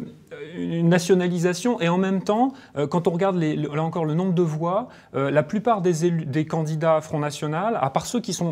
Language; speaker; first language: French; native; French